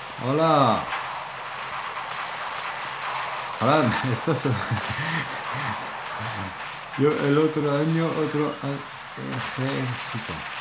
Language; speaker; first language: Spanish; non-native, learner; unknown